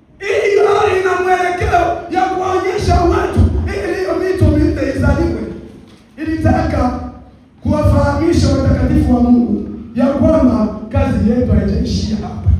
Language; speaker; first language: Swahili; native; Swahili